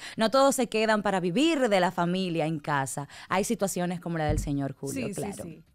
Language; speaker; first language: Spanish; native; Spanish